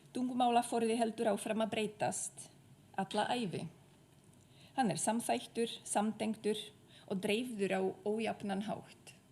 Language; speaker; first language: Icelandic; non-native, fluent; Czech